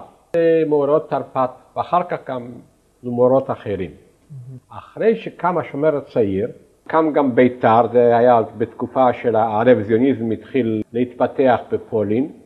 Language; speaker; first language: Hebrew; non-native, fluent; Yiddish